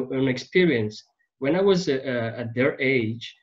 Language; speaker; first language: English; non-native, fluent; French